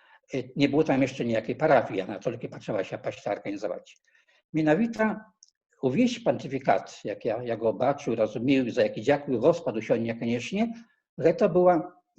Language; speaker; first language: Polish; non-native, learner; Belarusian